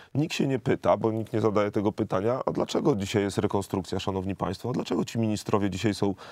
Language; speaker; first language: Polish; native; Polish